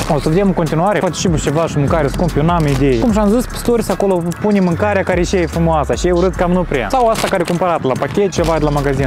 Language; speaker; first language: Romanian; non-native, local second language; Russian